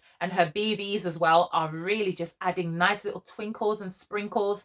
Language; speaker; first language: English; native; English